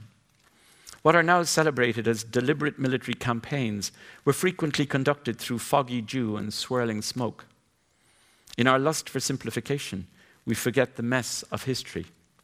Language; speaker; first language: English; native; English